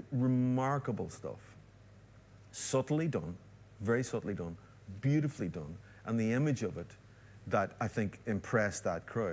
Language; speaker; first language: English; native; English